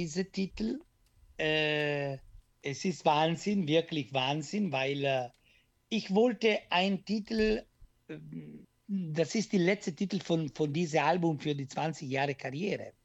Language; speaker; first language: German; non-native, learner; Italian